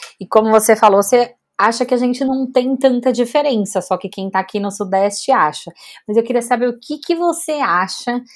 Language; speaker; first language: Portuguese; native; Portuguese